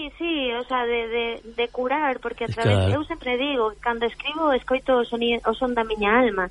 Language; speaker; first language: Galician; non-native, local second language; Spanish